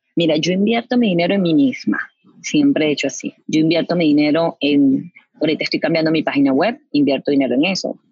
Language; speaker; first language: Spanish; native; Spanish